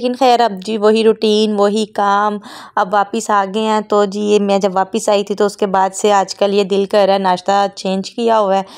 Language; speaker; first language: Urdu; non-native, local second language; Punjabi